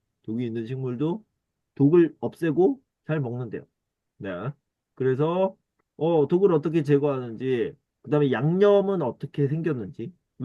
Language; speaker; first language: Korean; native; Korean